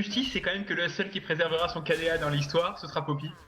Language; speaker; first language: French; native; French